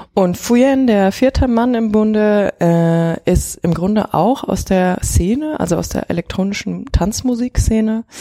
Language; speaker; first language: German; early bilingual, heritage; Chinese